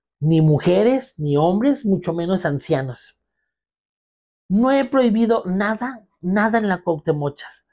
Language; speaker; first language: Spanish; native; Spanish